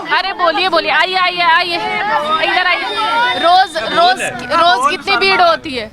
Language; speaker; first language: Hindi; native; Hindi